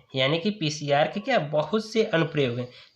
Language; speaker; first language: Hindi; native; Hindi